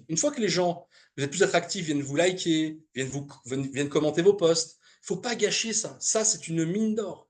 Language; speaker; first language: French; native; French